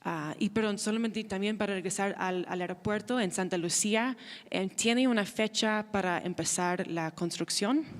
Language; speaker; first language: Spanish; non-native, fluent; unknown